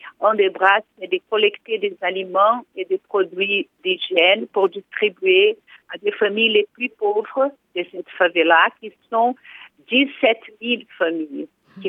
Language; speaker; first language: French; non-native, fluent; Portuguese